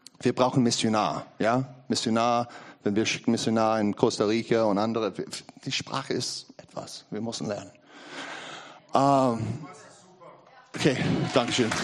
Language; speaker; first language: German; non-native, learner; English